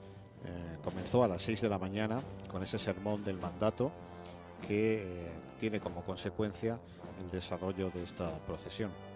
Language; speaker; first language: Spanish; native; Spanish